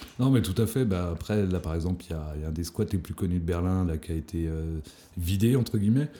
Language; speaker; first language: French; native; French